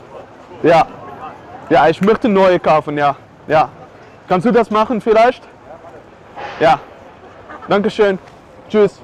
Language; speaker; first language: German; non-native, learner; Dutch